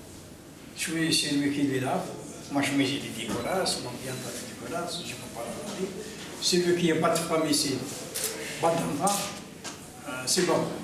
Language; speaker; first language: French; non-native, learner; Arabic